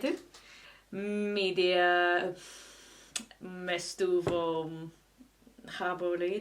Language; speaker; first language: Spanish; non-native, learner; English